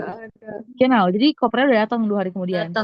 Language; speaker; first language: Indonesian; native; Indonesian